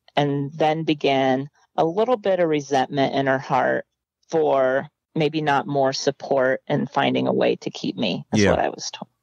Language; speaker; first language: English; native; English